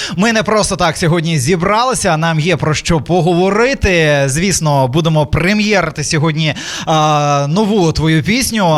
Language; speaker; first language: Ukrainian; native; Ukrainian